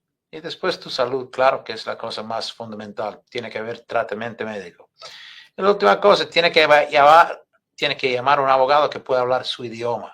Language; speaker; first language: Spanish; non-native, fluent; English